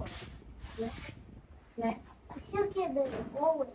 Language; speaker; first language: Japanese; non-native, learner; Filipino